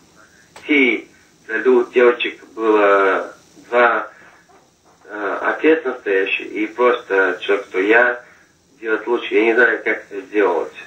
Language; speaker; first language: Russian; non-native, fluent; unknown